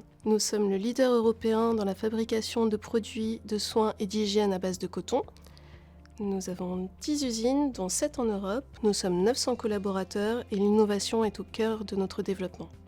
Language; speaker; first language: French; native; French